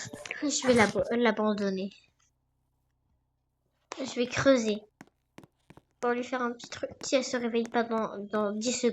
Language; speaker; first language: French; native; French